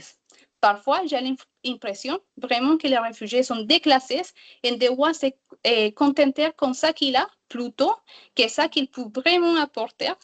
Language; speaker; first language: French; non-native, learner; Spanish